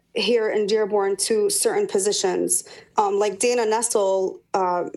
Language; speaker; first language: English; native; English